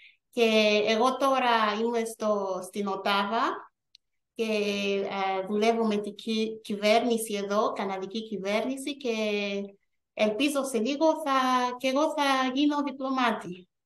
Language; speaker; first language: Greek; early bilingual, other home language; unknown